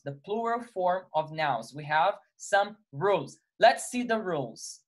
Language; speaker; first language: English; non-native, fluent; Portuguese